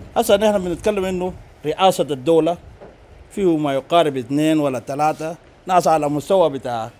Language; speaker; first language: Arabic; native; Arabic